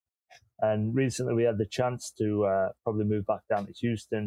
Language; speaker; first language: English; native; English